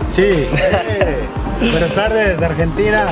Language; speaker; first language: Spanish; non-native, learner; Portuguese